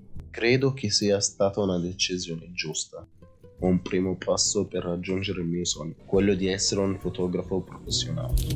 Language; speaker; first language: Italian; non-native, fluent; Arabic